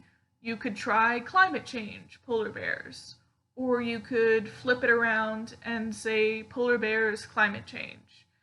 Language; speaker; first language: English; native; English